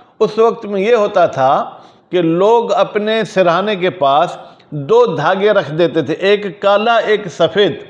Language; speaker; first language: Urdu; non-native, local second language; Sindhi